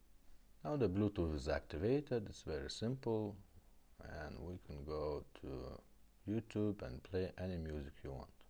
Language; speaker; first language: English; non-native, fluent; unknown